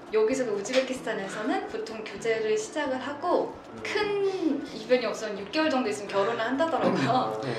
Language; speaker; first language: Korean; native; Korean